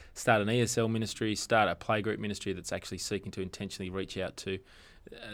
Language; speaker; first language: English; native; English